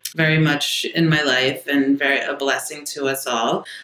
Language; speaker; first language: English; native; English